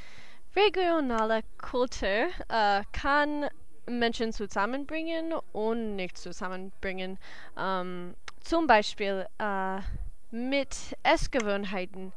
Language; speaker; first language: German; non-native, learner; English